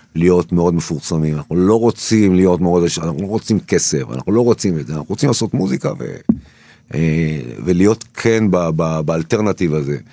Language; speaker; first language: Hebrew; early bilingual, other home language; Turkish